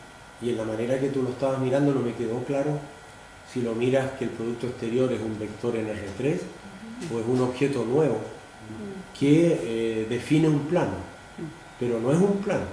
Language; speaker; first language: Spanish; native; Spanish